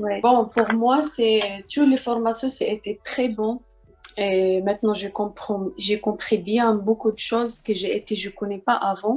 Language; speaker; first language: French; non-native, learner; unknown